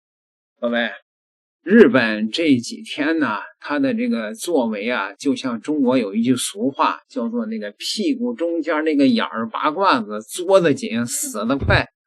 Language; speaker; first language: Chinese; native; Chinese